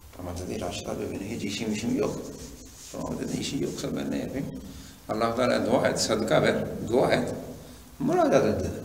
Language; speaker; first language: Turkish; non-native, fluent; Urdu